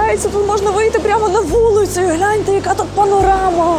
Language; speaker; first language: Ukrainian; native; Ukrainian